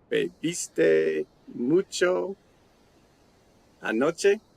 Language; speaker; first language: Spanish; non-native, fluent; English